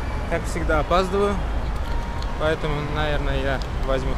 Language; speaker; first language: Russian; non-native, local second language; Uzbek